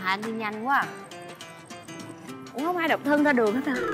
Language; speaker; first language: Vietnamese; native; Vietnamese